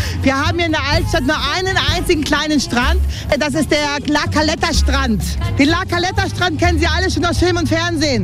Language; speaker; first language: German; native; German